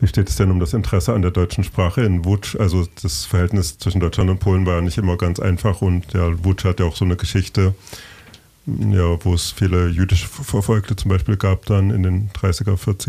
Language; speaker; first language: German; native; German